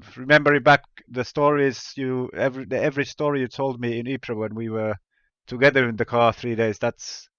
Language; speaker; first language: English; non-native, fluent; Finnish